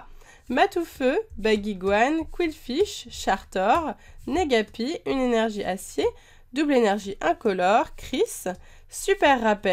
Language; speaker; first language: French; native; French